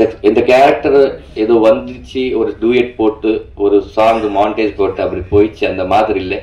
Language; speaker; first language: Tamil; non-native, learner; Telugu